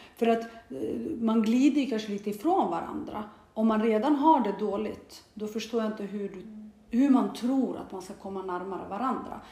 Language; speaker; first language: Swedish; early bilingual, other home language; Bosnian